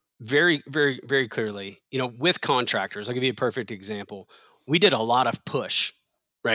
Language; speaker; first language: English; native; English